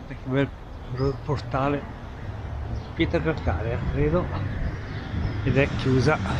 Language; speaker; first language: Italian; native; Italian